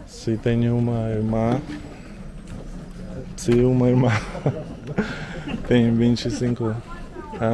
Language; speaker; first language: Portuguese; non-native, learner; Russian